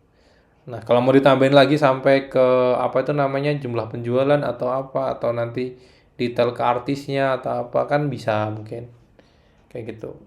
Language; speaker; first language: Indonesian; native; Indonesian